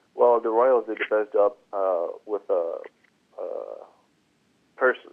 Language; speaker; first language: English; non-native, fluent; Italian